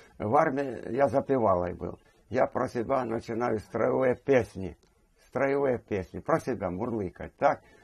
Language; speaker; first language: Russian; native; Russian